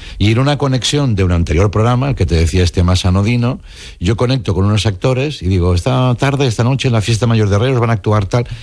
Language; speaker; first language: Spanish; non-native, local second language; Catalan